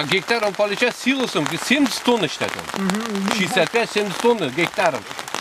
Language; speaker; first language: Russian; non-native, local second language; Uzbek